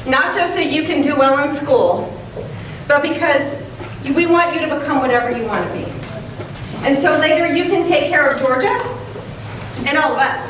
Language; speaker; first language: English; native; English